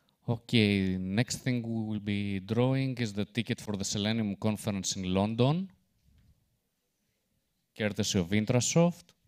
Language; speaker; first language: English; non-native, fluent; Greek